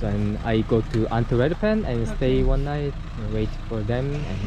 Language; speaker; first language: English; non-native, learner; Korean